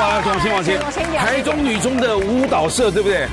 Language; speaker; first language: Chinese; native; Chinese